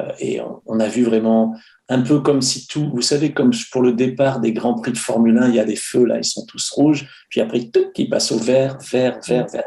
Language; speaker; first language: French; native; French